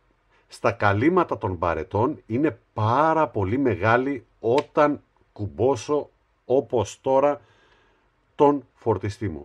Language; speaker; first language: Greek; native; Greek